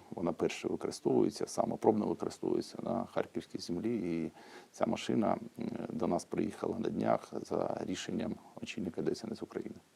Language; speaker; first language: Ukrainian; native; Ukrainian